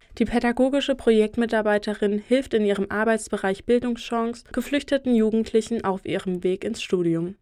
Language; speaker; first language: German; native; German